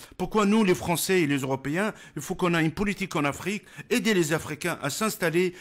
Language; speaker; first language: French; non-native, local second language; Arabic